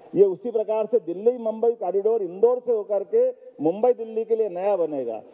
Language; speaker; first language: Hindi; native; Hindi